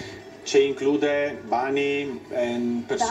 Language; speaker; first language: Romanian; non-native, learner; Italian